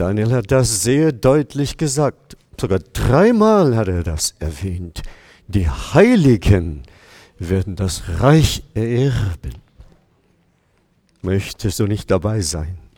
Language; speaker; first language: German; non-native, fluent; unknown